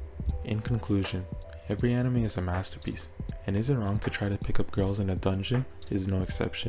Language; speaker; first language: English; native; English